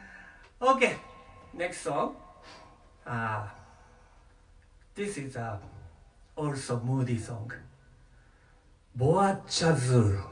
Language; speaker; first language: English; non-native, learner; Japanese